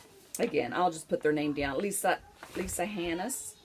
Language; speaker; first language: English; native; English